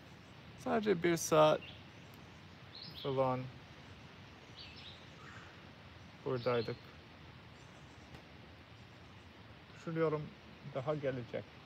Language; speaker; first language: Turkish; non-native, learner; English